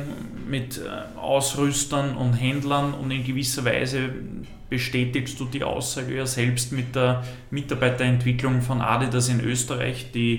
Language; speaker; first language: German; native; German